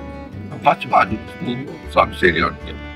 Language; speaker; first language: Japanese; native; Japanese